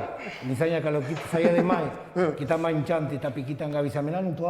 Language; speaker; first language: Indonesian; non-native, fluent; Spanish